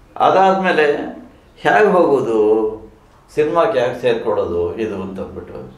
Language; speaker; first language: Kannada; native; Kannada